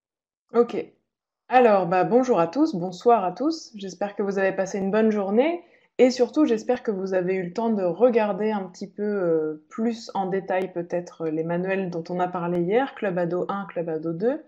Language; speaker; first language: French; native; French